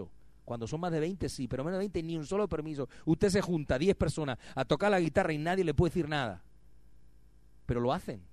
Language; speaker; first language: Spanish; native; Spanish